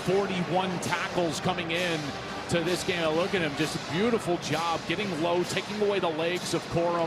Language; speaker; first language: English; native; English